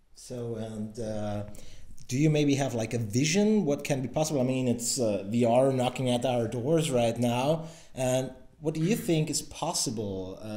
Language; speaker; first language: English; non-native, fluent; German